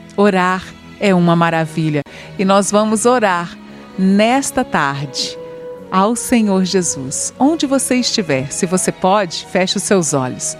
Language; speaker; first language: Portuguese; native; Portuguese